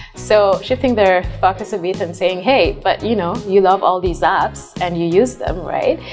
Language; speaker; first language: English; non-native, fluent; Rundi